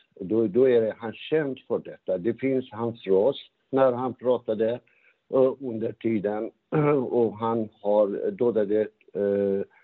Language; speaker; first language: Swedish; non-native, fluent; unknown